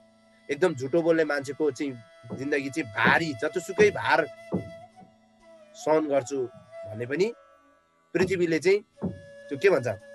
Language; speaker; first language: Nepali; native; Nepali